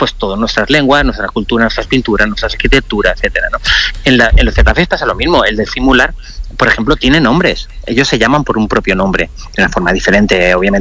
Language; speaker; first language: Spanish; non-native, local second language; Catalan